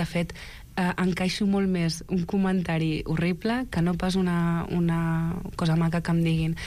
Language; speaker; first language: Catalan; early bilingual, other home language; Arabic